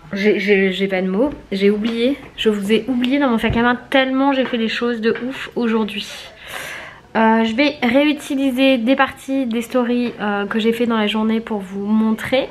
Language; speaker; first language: French; native; French